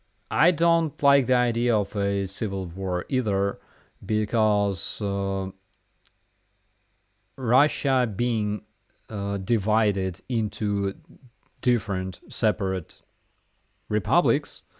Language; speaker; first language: English; non-native, fluent; Ukrainian